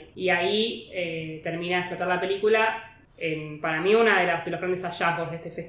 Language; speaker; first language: Spanish; native; Spanish